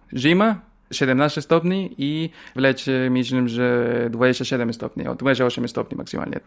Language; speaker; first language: Polish; non-native, fluent; Spanish